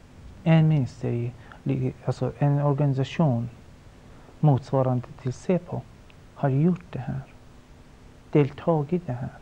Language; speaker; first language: Swedish; non-native, fluent; Persian